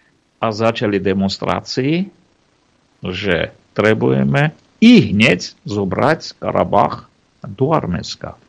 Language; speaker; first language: Slovak; non-native, fluent; Armenian